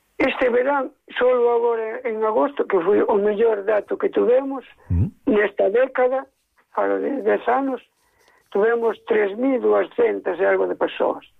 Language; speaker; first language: Galician; native; Galician